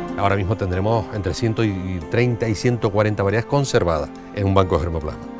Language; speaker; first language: Spanish; native; Spanish